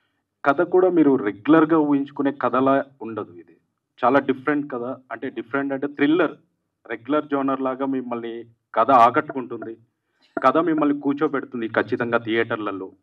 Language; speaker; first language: Telugu; native; Telugu